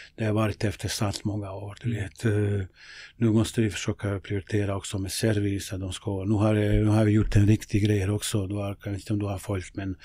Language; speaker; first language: Swedish; non-native, fluent; Bosnian